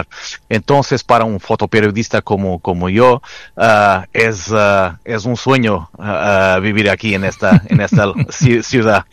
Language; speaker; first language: Spanish; non-native, fluent; Portuguese